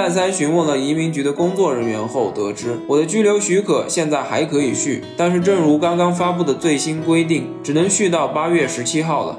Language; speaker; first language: Chinese; native; Chinese